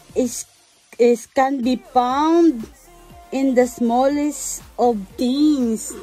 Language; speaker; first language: English; non-native, local second language; Filipino